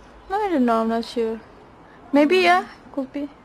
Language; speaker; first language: English; non-native, learner; Indonesian